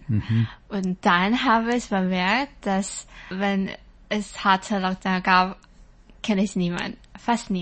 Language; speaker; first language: German; non-native, learner; Chinese